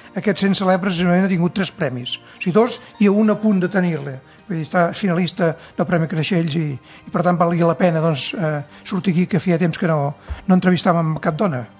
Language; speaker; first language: Catalan; native; Catalan